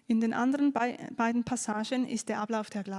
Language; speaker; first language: German; native; German